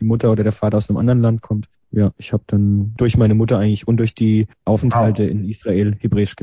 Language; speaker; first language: German; native; German